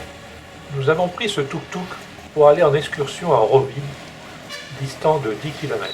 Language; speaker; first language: French; native; French